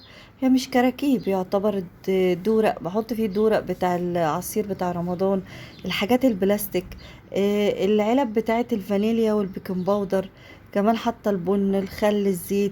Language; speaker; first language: Arabic; native; Arabic